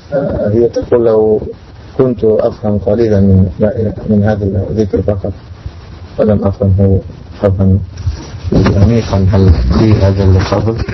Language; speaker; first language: Arabic; non-native, learner; Indonesian